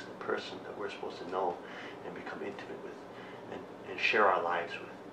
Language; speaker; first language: English; native; English